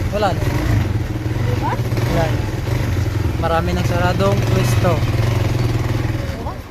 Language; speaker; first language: Filipino; native; Filipino